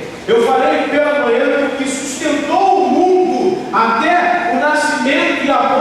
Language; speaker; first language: Portuguese; native; Portuguese